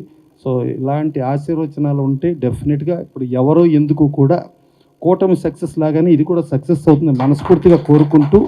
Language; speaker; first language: Telugu; native; Telugu